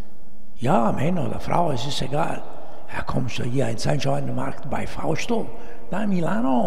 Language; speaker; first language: German; non-native, learner; Italian